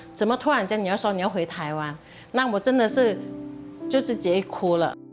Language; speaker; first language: Chinese; early bilingual, heritage; Hakka Chinese